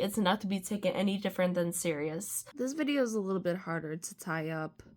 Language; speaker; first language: English; native; English